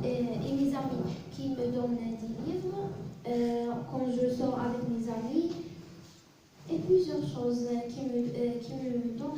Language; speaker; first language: French; non-native, learner; Arabic